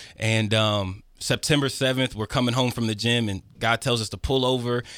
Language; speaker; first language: English; native; English